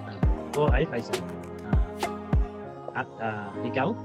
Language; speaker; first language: Filipino; non-native, learner; Bangla